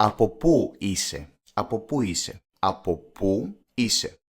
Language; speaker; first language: Greek; non-native, learner; English